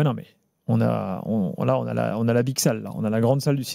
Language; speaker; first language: French; native; French